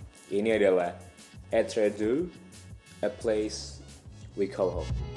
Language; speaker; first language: Indonesian; native; Indonesian